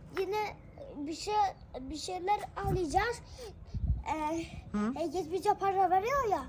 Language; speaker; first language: Turkish; early bilingual, heritage; Turkish